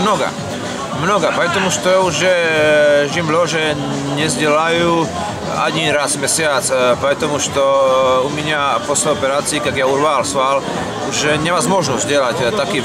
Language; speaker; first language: Russian; non-native, learner; Slovak